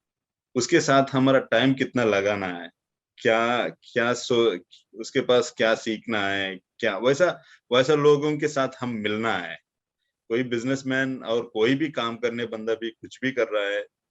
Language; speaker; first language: Hindi; non-native, local second language; Telugu